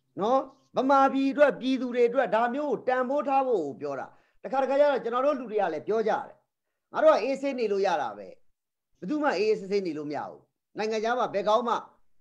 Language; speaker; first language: Burmese; non-native, local second language; Rohingya